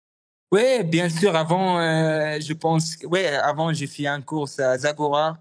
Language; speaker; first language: French; non-native, learner; Arabic